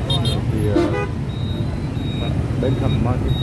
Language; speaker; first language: English; non-native, learner; Vietnamese